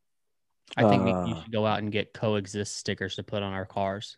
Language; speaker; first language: English; native; English